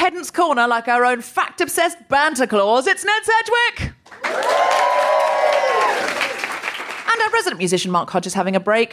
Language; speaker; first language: English; native; English